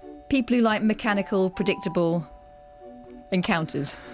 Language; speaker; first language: English; native; English